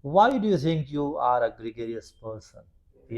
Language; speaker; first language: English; non-native, fluent; Hindi